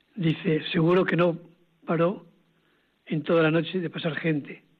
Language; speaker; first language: Spanish; native; Spanish